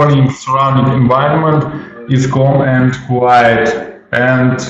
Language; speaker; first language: English; non-native, learner; Russian